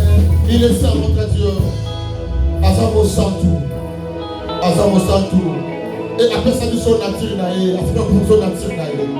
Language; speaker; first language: French; non-native, local second language; Lingala